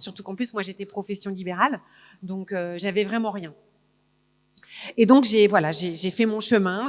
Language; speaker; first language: French; native; French